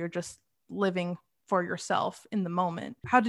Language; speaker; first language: English; native; English